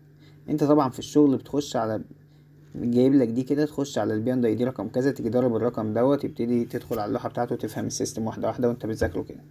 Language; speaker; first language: Arabic; native; Arabic